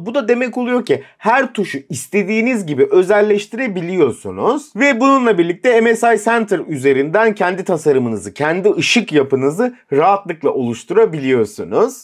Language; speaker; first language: Turkish; native; Turkish